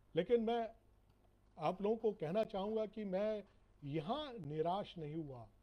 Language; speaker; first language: Hindi; non-native, local second language; Bangla